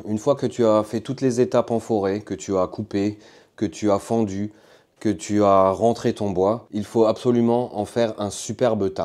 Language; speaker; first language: French; native; French